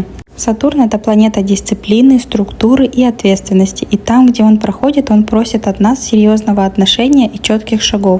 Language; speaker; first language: Russian; native; Russian